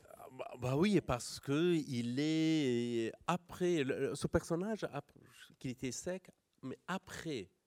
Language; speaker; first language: French; non-native, fluent; Persian